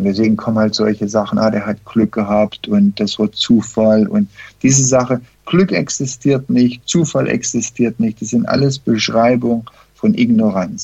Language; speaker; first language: German; early bilingual, heritage; German